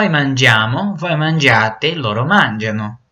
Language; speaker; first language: Italian; non-native, fluent; Portuguese